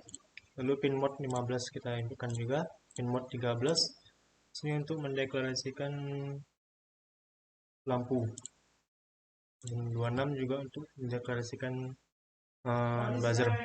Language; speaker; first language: Indonesian; native; Indonesian